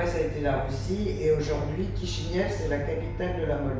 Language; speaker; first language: French; native; French